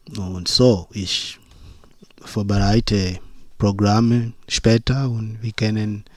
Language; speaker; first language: German; non-native, learner; Swahili